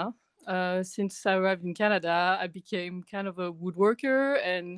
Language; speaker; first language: English; non-native, fluent; French